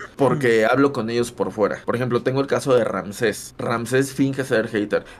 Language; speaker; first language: Spanish; native; Spanish